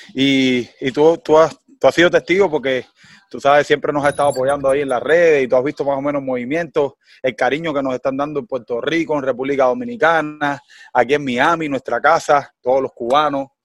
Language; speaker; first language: Spanish; native; Spanish